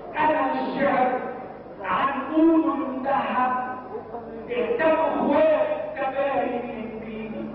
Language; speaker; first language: Arabic; native; Arabic